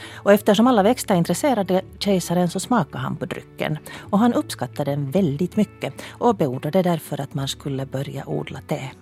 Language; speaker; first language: Swedish; native; Swedish